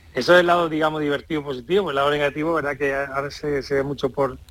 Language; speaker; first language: Spanish; native; Spanish